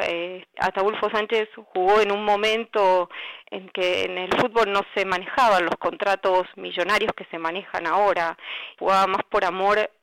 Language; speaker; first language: Spanish; native; Spanish